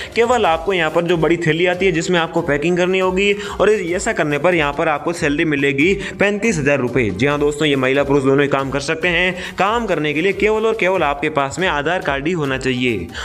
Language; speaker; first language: Hindi; native; Hindi